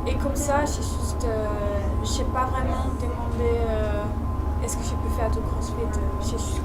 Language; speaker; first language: French; non-native, learner; Danish